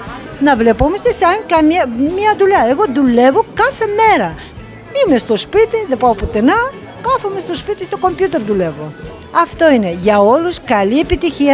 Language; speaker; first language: Greek; non-native, learner; Russian